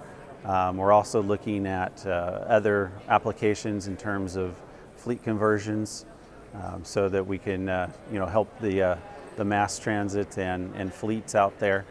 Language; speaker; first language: English; native; English